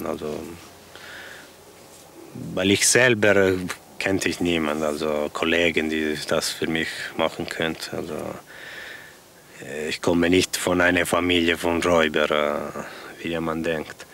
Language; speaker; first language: German; non-native, fluent; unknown